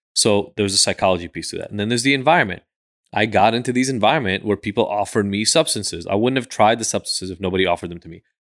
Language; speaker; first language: English; early bilingual, other home language; Hebrew